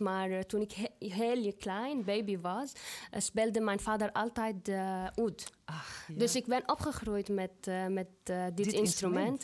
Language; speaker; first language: Dutch; non-native, fluent; Arabic